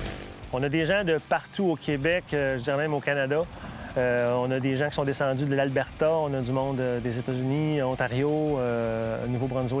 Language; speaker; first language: French; native; French